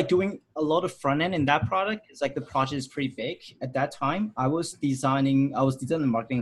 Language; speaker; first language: English; non-native, local second language; Cantonese